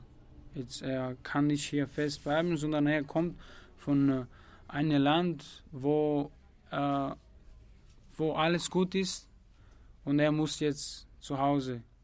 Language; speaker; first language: German; non-native, fluent; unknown